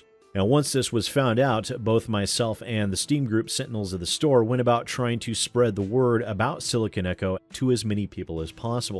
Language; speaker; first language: English; native; English